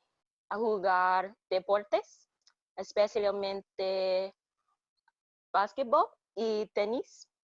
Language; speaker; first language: Spanish; non-native, learner; English